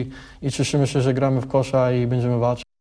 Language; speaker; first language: Polish; early bilingual, heritage; English